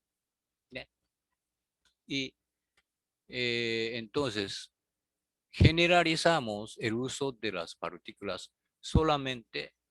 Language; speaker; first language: Spanish; non-native, learner; Japanese